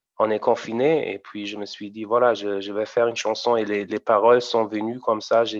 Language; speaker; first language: French; non-native, fluent; German